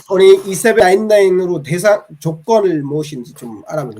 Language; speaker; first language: Korean; non-native, fluent; Bangla